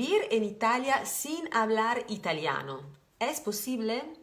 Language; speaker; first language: Spanish; non-native, fluent; Italian